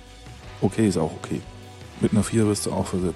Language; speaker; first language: German; native; German